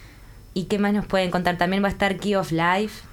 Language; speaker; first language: Spanish; native; Spanish